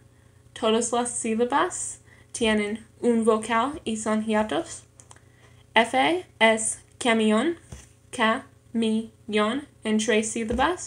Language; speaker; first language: Spanish; non-native, learner; English